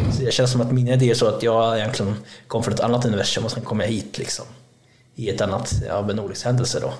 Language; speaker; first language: Swedish; early bilingual, other home language; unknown